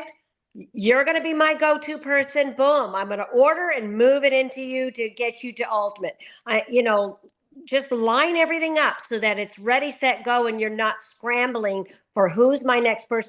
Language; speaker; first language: English; native; English